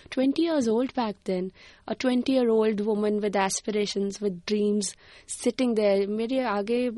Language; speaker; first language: Hindi; native; Hindi